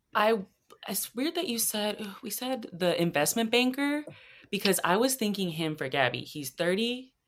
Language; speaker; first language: English; native; English